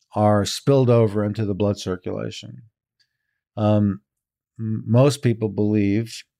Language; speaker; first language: English; early bilingual, heritage; Hebrew